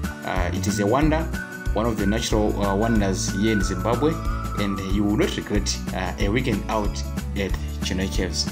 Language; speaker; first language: English; non-native, local second language; Shona